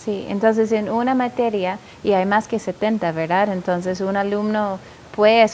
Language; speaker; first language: Spanish; non-native, fluent; English